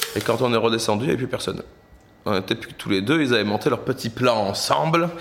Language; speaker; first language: French; native; French